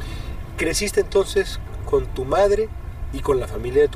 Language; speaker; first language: Spanish; native; Spanish